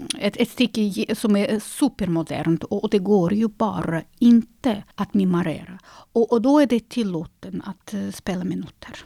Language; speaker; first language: Swedish; non-native, fluent; Russian